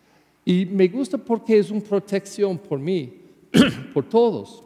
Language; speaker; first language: Spanish; non-native, learner; English